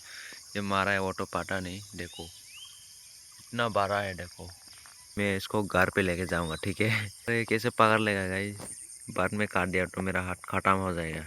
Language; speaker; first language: Hindi; non-native, local second language; Kok Borok